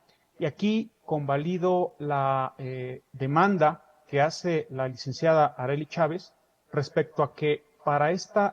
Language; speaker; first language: Spanish; native; Spanish